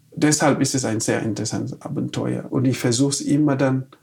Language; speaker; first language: German; non-native, fluent; Wolof